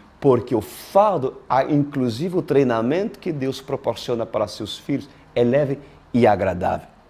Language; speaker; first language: Portuguese; non-native, fluent; French